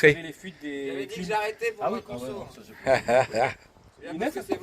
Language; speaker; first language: French; native; French